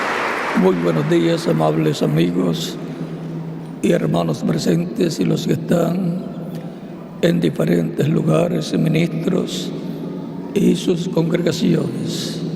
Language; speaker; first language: Spanish; native; Spanish